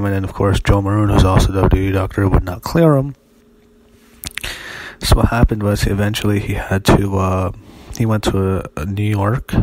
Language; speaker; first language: English; native; English